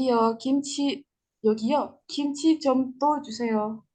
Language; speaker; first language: Korean; non-native, learner; Indonesian